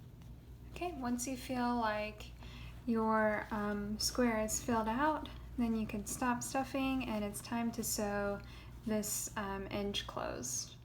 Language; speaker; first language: English; native; English